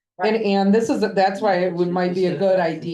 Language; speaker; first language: English; native; English